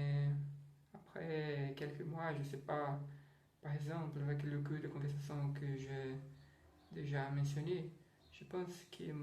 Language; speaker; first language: French; non-native, learner; Portuguese